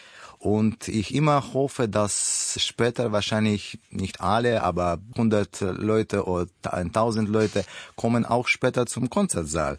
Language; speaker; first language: German; non-native, learner; Russian